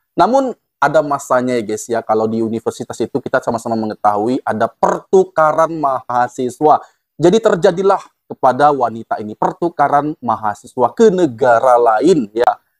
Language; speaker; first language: Indonesian; native; Indonesian